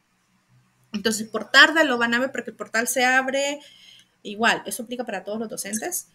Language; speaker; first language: Spanish; native; Spanish